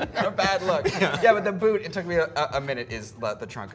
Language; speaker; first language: English; native; English